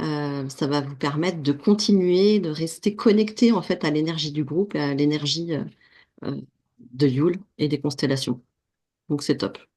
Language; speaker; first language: French; native; French